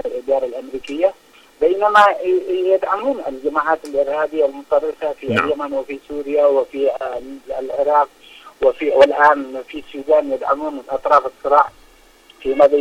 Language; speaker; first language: Arabic; native; Arabic